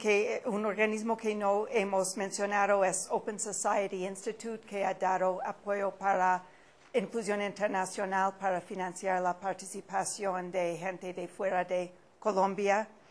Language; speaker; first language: Spanish; non-native, fluent; English